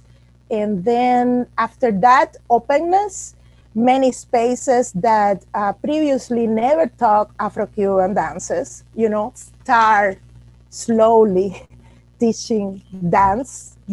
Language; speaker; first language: English; non-native, fluent; Spanish